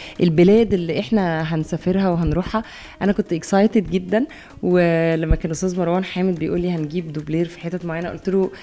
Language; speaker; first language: Arabic; native; Arabic